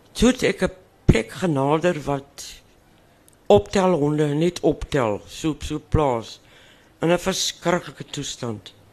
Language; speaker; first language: Afrikaans; native; Afrikaans